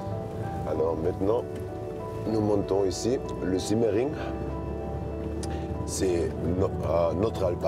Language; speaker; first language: French; non-native, fluent; German